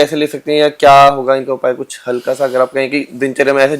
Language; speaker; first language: Hindi; native; Hindi